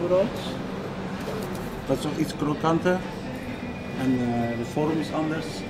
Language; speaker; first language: Dutch; non-native, learner; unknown